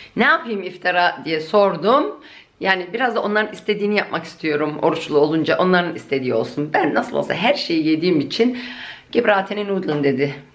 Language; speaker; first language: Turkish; native; Turkish